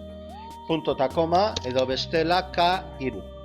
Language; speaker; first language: Basque; native; Basque